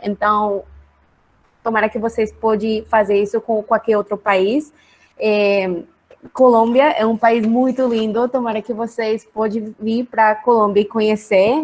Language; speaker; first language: Portuguese; non-native, learner; Spanish